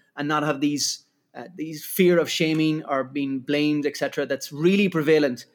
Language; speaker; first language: English; native; English